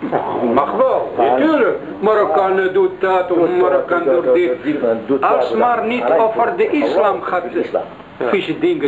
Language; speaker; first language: Dutch; non-native, learner; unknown